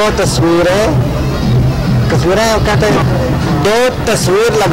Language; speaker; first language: Hindi; non-native, learner; Arabic